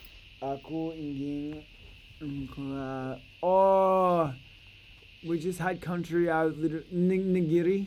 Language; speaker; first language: English; non-native, learner; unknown